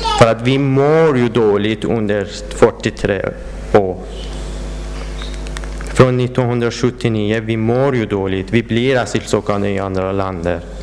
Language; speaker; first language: Swedish; non-native, learner; Persian